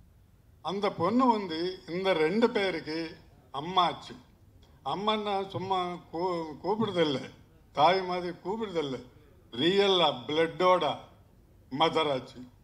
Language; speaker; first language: Tamil; non-native, learner; Telugu